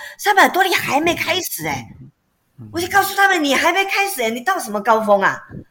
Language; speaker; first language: Chinese; native; Chinese